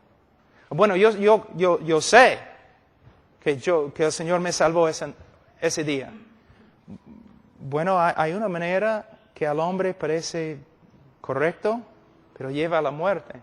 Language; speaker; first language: Spanish; non-native, fluent; English